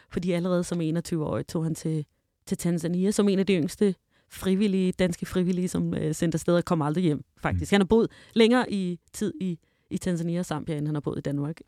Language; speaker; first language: Danish; early bilingual, heritage; Danish